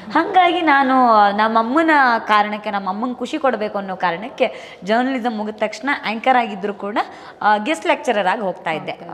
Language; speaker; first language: Kannada; native; Kannada